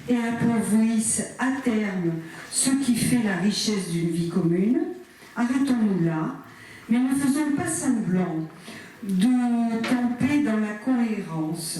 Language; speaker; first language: French; native; French